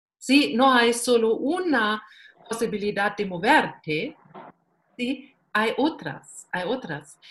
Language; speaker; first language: Spanish; non-native, learner; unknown